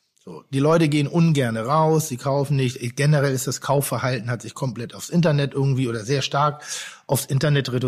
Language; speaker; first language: German; native; German